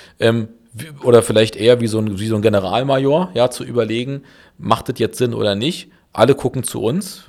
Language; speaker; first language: German; native; German